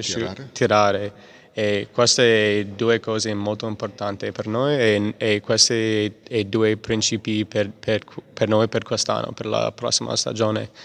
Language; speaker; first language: Italian; non-native, learner; English